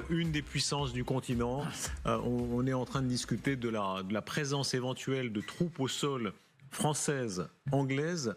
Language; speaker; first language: French; native; French